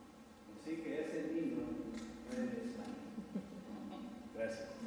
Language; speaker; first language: Spanish; non-native, learner; English